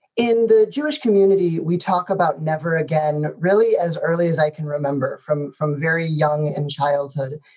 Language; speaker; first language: English; native; English